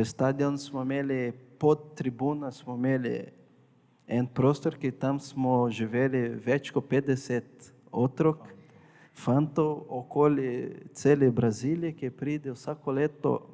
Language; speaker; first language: Slovenian; non-native, fluent; Portuguese